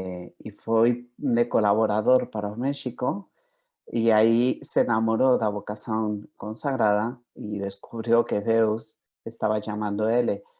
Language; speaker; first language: Portuguese; non-native, fluent; Spanish